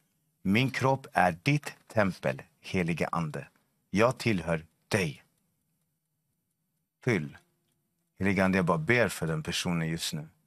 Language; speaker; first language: Swedish; non-native, fluent; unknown